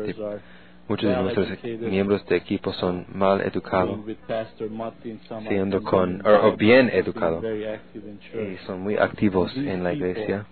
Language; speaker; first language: Spanish; non-native, learner; English